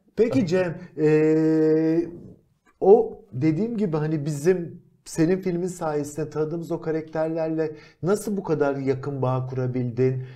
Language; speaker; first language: Turkish; native; Turkish